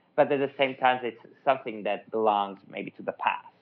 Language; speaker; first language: English; non-native, fluent; Italian